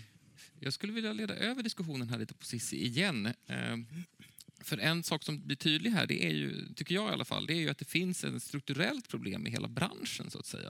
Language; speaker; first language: Swedish; native; Swedish